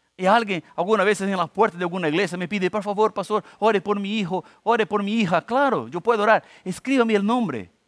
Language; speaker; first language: Spanish; non-native, fluent; Portuguese